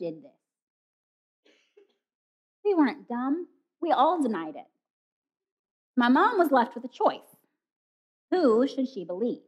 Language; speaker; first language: English; native; English